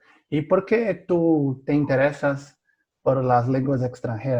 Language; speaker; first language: Spanish; non-native, fluent; Portuguese